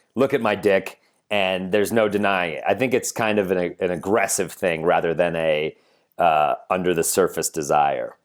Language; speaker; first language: English; native; English